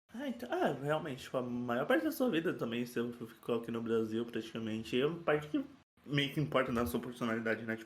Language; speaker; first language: Portuguese; native; Portuguese